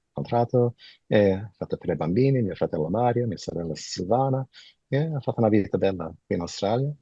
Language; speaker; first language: Italian; early bilingual, heritage; Italian